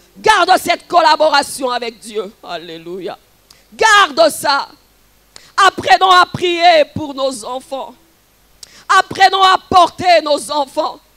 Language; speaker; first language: French; non-native, local second language; Lingala